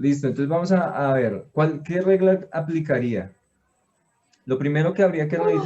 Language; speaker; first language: Spanish; native; Spanish